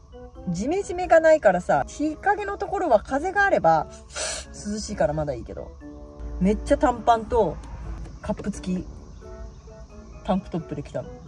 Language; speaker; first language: Japanese; native; Japanese